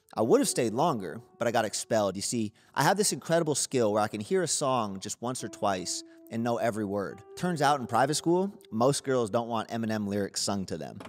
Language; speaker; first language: English; native; English